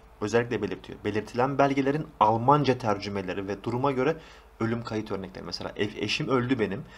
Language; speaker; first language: Turkish; native; Turkish